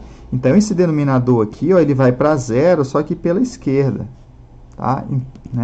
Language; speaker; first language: Portuguese; native; Portuguese